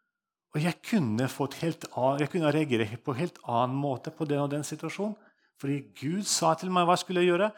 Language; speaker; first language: Norwegian; non-native, fluent; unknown